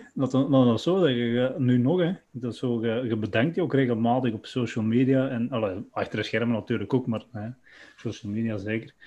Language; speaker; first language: Dutch; native; Dutch